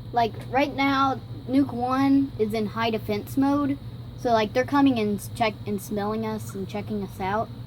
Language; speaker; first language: English; native; English